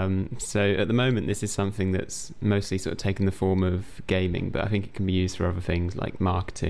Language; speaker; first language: English; native; English